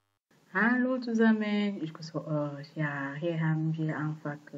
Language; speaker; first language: German; non-native, fluent; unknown